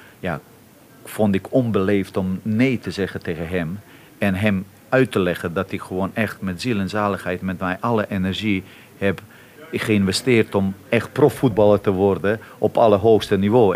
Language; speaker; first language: Dutch; non-native, fluent; Bosnian